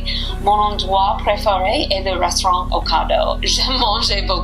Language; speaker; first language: French; non-native, learner; English